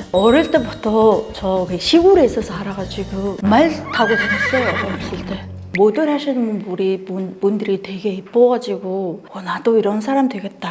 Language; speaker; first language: Korean; non-native, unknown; Mongolian